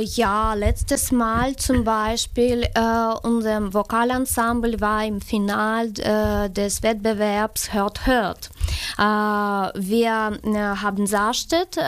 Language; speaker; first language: German; non-native, learner; Ukrainian